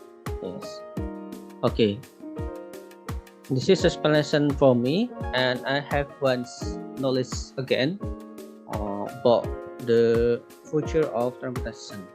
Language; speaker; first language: English; non-native, learner; Indonesian